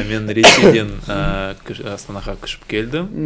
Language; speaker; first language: Kazakh; non-native, learner; Russian